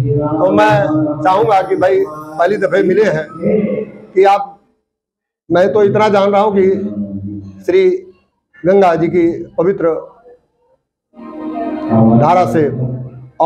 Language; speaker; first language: Hindi; native; Hindi